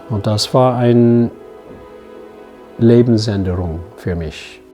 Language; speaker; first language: German; non-native, learner; English